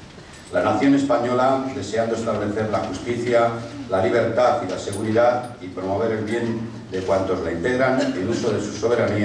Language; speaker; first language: Spanish; native; Spanish